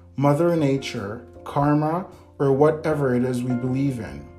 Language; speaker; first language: English; native; English